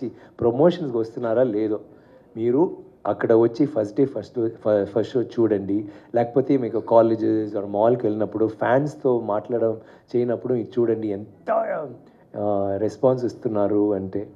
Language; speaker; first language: Telugu; non-native, learner; Tamil